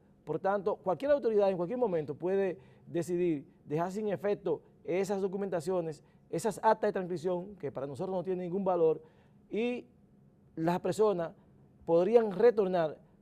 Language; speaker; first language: Spanish; native; Spanish